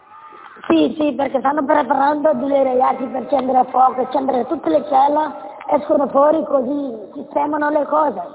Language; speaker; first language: Italian; non-native, learner; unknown